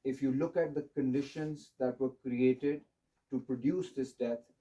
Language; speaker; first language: English; non-native, local second language; Urdu